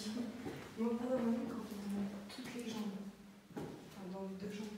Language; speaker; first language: French; native; French